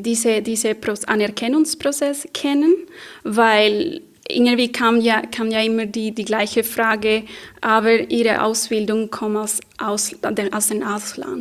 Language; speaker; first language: German; non-native, fluent; Spanish